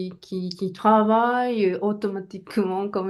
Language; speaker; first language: French; non-native, learner; Japanese